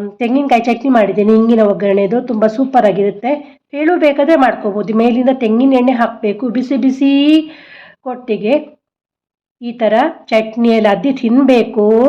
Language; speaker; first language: Kannada; non-native, local second language; Konkani